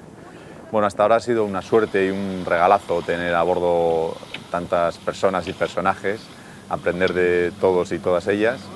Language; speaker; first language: Spanish; native; Spanish